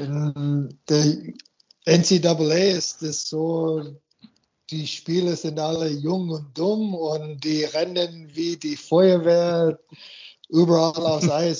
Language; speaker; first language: German; non-native, fluent; English